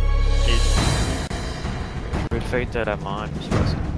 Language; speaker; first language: French; native; French